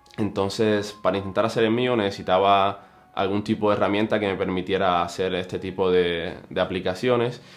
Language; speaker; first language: Spanish; native; Spanish